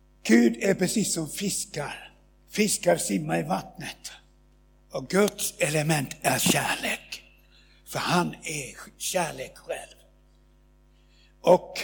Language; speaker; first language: Swedish; non-native, fluent; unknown